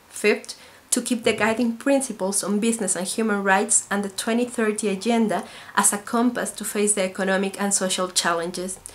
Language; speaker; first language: English; non-native, fluent; Spanish